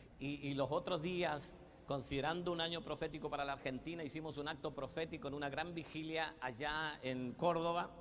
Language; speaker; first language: Spanish; native; Spanish